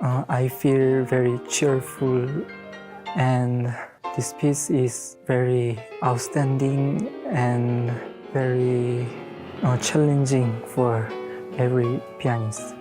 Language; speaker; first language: English; non-native, learner; Korean